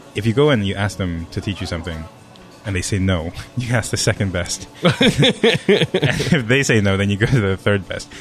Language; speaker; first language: English; non-native, local second language; Cantonese